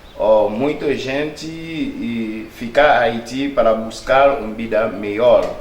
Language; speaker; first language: Portuguese; non-native, learner; Haitian Creole